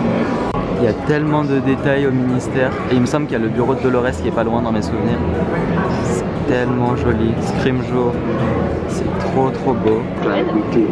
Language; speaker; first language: French; native; French